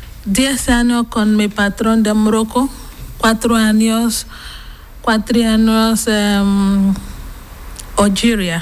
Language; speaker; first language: Spanish; non-native, learner; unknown